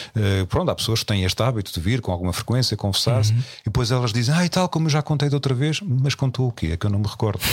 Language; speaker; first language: Portuguese; native; Portuguese